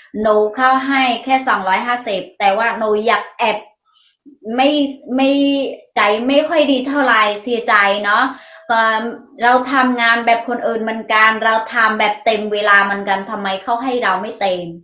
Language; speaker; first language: Thai; non-native, learner; Mon